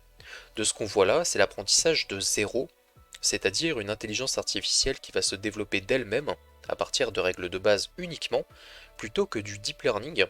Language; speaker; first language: French; native; French